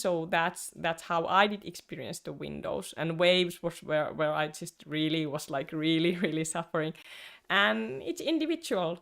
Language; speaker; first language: English; non-native, fluent; Finnish